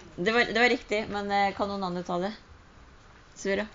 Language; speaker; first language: Norwegian; early bilingual, other home language; Urdu